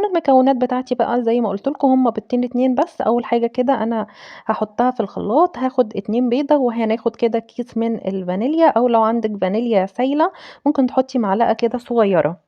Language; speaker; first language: Arabic; native; Arabic